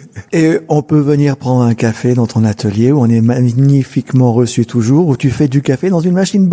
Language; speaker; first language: French; native; French